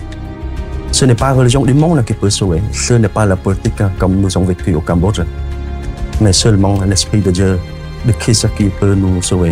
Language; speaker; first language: French; non-native, fluent; Khmer